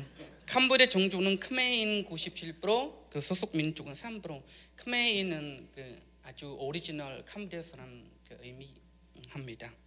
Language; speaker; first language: Korean; non-native, learner; Khmer